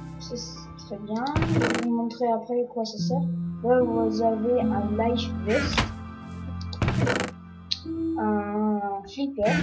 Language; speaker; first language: French; non-native, learner; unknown